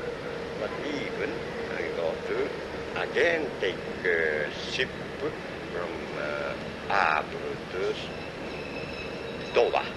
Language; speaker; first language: English; non-native, learner; Japanese